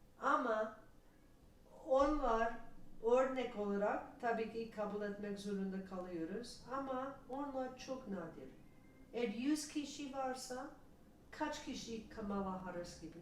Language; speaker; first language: Turkish; non-native, learner; English